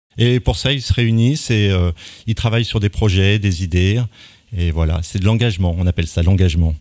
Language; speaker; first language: French; native; French